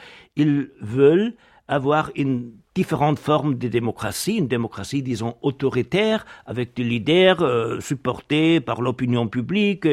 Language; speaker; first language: French; non-native, fluent; German